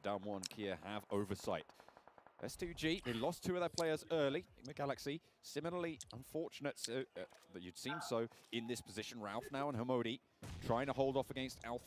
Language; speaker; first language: English; native; English